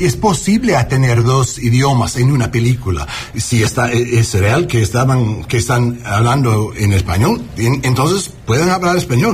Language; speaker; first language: Spanish; early bilingual, heritage; English